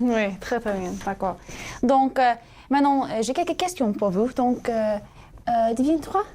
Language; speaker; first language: French; non-native, learner; English